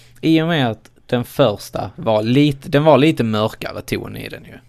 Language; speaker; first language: Swedish; native; Swedish